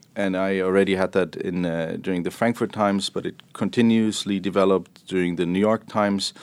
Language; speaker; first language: English; non-native, fluent; German